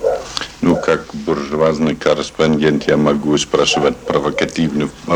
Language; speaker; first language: Russian; non-native, learner; German